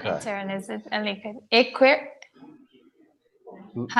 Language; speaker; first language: English; non-native, learner; Portuguese